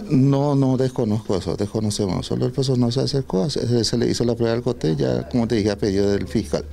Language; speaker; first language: Spanish; native; Spanish